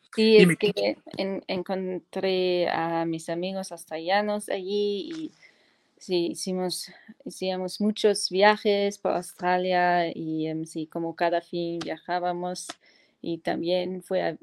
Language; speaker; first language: Spanish; non-native, fluent; German